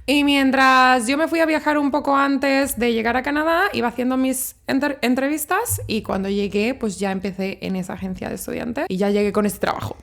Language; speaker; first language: Spanish; native; Spanish